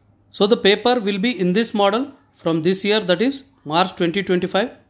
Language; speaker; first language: English; non-native, local second language; Telugu